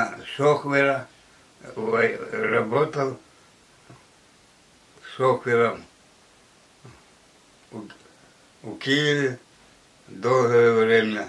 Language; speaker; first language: Russian; non-native, local second language; Ukrainian